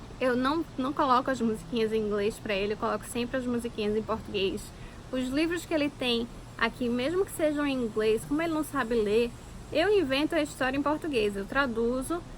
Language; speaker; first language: Portuguese; native; Portuguese